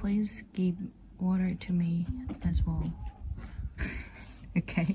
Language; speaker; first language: English; non-native, fluent; Korean